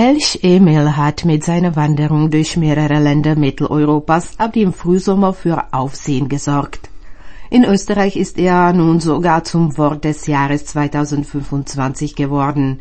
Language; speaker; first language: German; native; German